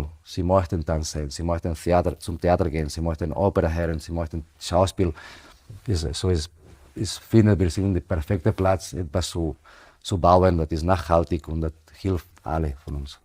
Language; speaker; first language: German; non-native, fluent; Spanish